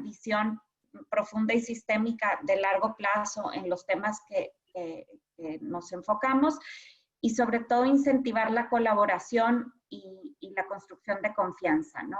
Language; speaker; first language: Spanish; native; Spanish